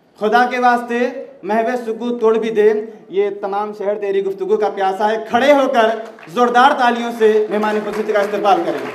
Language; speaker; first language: Urdu; native; Urdu